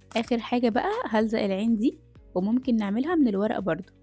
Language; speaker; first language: Arabic; native; Arabic